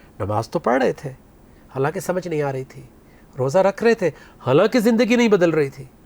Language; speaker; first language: Urdu; native; Urdu